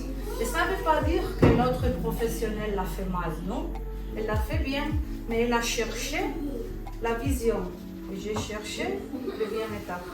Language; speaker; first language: French; non-native, fluent; Spanish